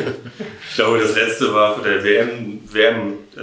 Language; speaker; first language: German; native; German